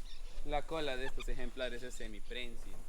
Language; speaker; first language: Spanish; native; Spanish